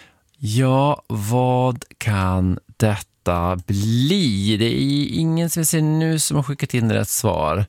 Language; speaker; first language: Swedish; native; Swedish